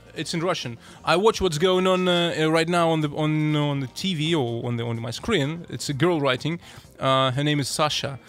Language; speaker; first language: English; non-native, fluent; Russian